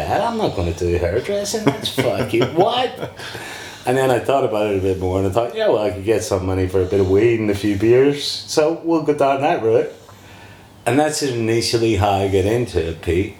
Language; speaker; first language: English; native; English